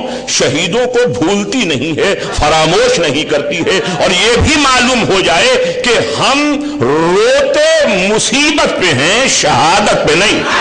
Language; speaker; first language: Urdu; native; Urdu